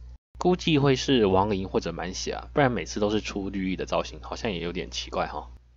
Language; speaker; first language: Chinese; native; Chinese